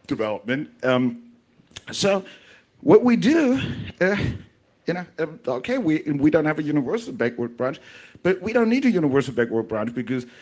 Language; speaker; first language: English; non-native, fluent; German